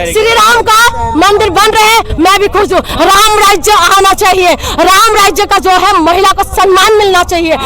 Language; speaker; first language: Hindi; non-native, local second language; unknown